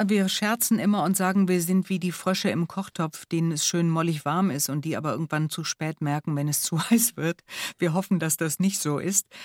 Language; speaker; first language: German; native; German